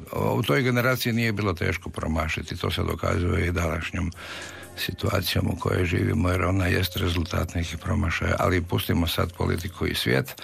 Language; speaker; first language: Serbian; native; Serbian